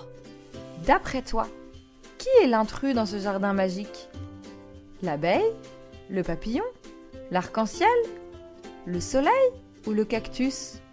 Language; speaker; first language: French; native; French